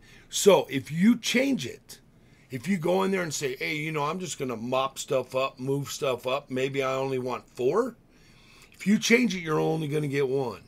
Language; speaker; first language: English; native; English